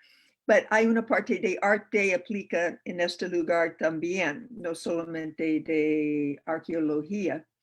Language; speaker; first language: Spanish; non-native, learner; English